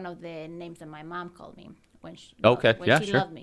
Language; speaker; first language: English; non-native, fluent; Spanish